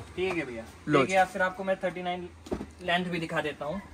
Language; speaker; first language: Hindi; native; Hindi